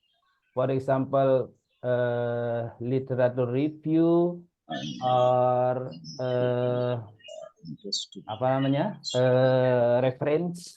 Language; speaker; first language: English; non-native, learner; Indonesian